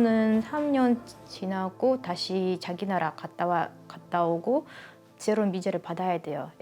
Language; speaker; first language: Korean; early bilingual, heritage; Russian